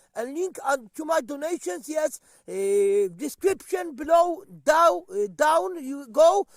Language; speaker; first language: English; non-native, learner; Polish